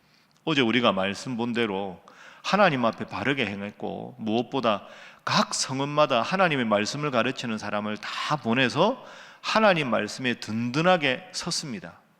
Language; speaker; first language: Korean; native; Korean